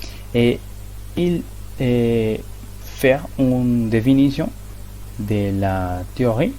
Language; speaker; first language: French; non-native, learner; Spanish